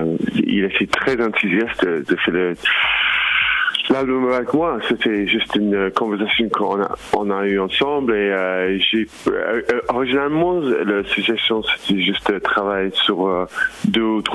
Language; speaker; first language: French; non-native, fluent; English